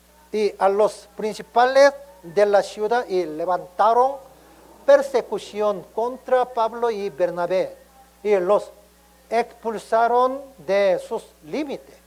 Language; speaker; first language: Spanish; non-native, learner; Korean